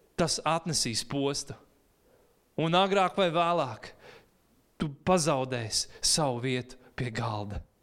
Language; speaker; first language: Latvian; native; Latvian